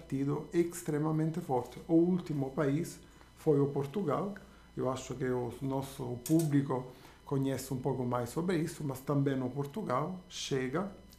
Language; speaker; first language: Portuguese; non-native, fluent; Italian